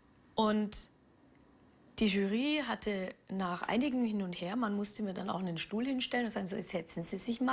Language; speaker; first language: German; native; German